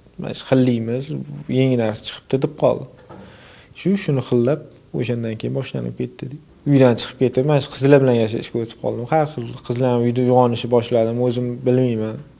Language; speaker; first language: Uzbek; native; Uzbek